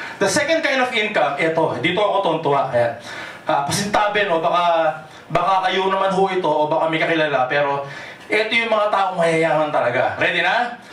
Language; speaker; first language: Filipino; non-native, local second language; Cebuano